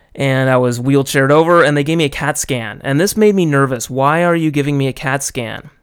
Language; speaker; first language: English; native; English